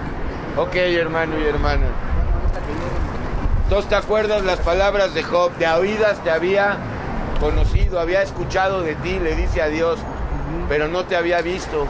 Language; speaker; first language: Spanish; native; Spanish